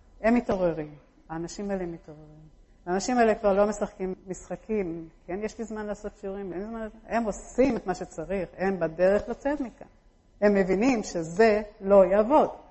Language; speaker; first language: Hebrew; early bilingual, other home language; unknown